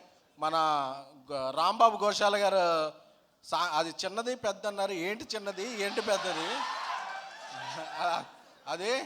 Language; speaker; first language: Telugu; native; Telugu